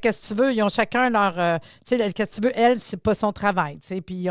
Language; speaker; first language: French; native; French